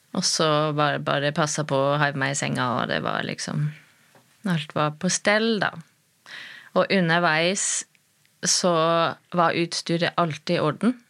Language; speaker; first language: Norwegian; non-native, fluent; German